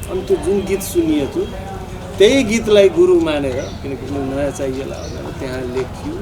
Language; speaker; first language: Nepali; non-native, local second language; Maithili